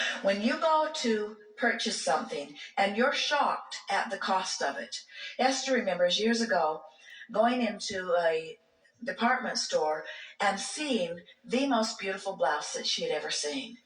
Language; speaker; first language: English; native; English